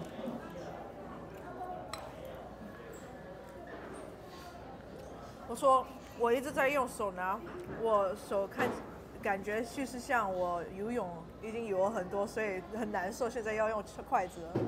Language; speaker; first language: Chinese; early bilingual, other home language; English